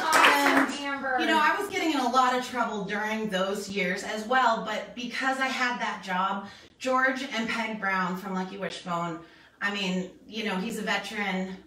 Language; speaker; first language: English; native; English